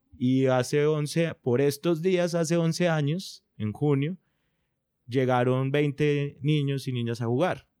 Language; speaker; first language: Spanish; native; Spanish